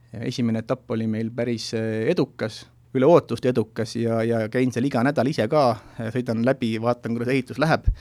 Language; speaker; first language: Estonian; native; Estonian